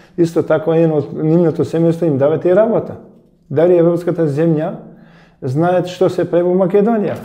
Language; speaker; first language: Macedonian; early bilingual, heritage; Macedonian